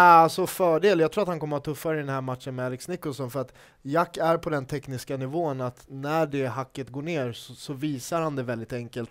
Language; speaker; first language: Swedish; native; Swedish